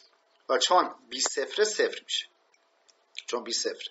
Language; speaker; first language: Persian; native; Persian